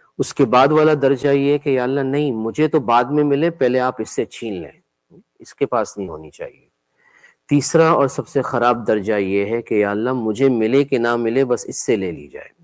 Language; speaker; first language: Urdu; native; Urdu